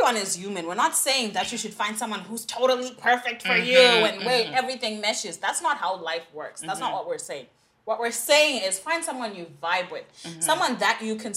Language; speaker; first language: English; non-native, local second language; Shona